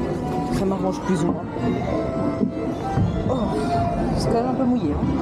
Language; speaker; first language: French; native; French